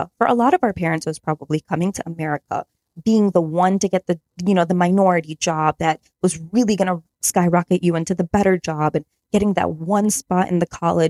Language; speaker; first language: English; native; English